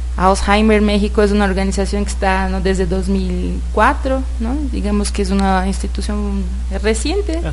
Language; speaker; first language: Spanish; non-native, fluent; Portuguese